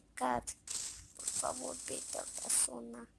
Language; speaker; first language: Spanish; native; Spanish